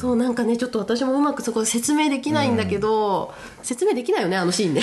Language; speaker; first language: Japanese; native; Japanese